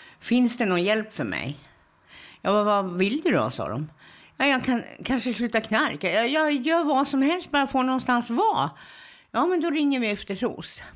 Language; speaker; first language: Swedish; native; Swedish